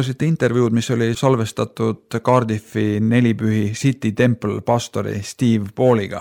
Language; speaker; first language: Estonian; native; Estonian